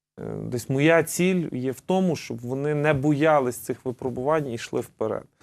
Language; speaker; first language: Ukrainian; native; Ukrainian